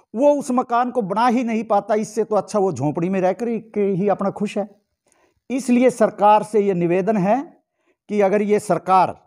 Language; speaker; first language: Hindi; native; Hindi